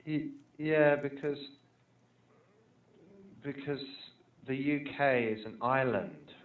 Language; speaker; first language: English; non-native, fluent; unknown